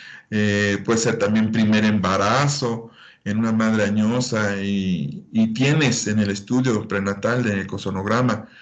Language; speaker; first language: Spanish; native; Spanish